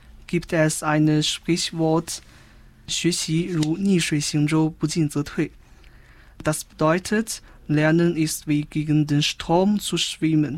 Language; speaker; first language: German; non-native, fluent; Chinese